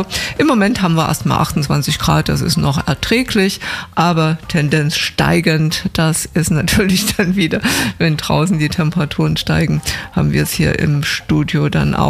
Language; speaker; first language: German; native; German